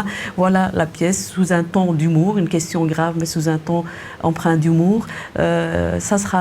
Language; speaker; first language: French; native; French